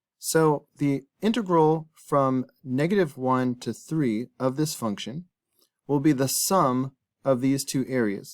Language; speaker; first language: English; native; English